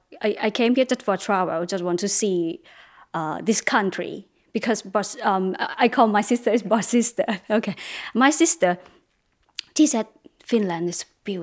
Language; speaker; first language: English; non-native, learner; Thai